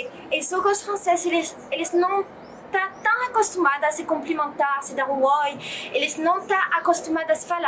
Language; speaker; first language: Portuguese; non-native, fluent; French